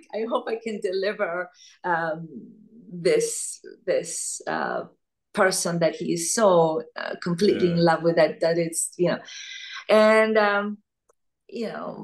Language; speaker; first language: English; non-native, fluent; Italian